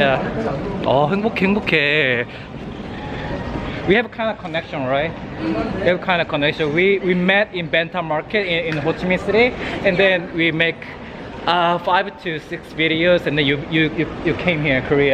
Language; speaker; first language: English; non-native, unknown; Korean